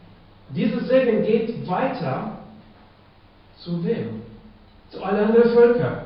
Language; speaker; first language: German; non-native, fluent; Russian